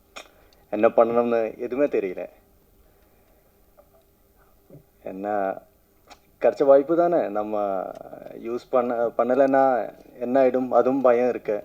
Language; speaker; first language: Tamil; non-native, learner; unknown